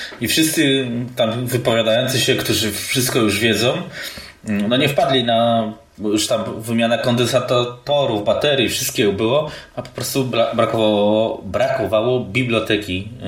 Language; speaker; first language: Polish; native; Polish